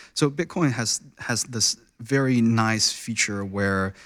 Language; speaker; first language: English; non-native, fluent; Chinese